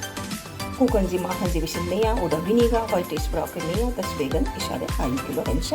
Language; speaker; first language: German; non-native, learner; Hindi